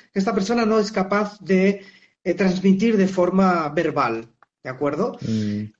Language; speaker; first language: Spanish; native; Spanish